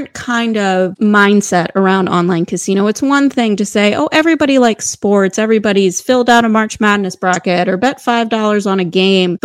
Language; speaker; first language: English; native; English